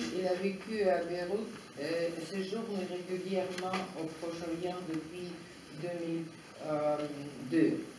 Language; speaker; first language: French; non-native, fluent; Russian